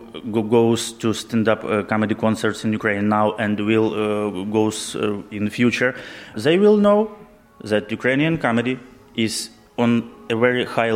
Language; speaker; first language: English; non-native, learner; Ukrainian